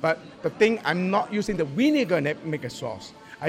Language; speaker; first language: English; non-native, local second language; Cantonese